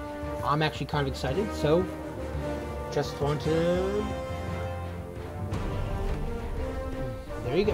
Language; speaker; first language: English; native; English